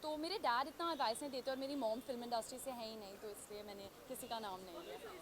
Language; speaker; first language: Hindi; native; Hindi